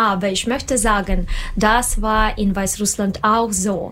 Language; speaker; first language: German; non-native, learner; Russian